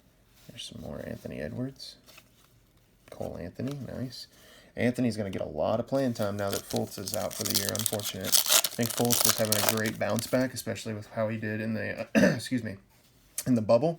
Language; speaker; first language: English; native; English